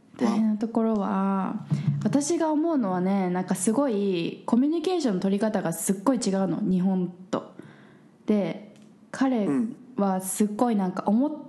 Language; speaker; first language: Japanese; native; Japanese